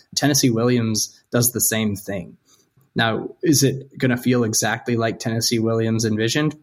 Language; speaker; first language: English; native; English